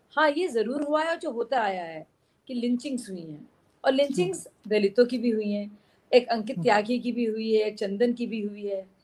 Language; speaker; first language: Hindi; native; Hindi